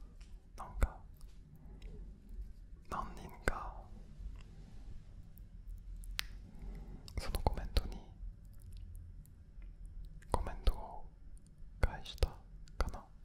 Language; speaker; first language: Japanese; non-native, fluent; French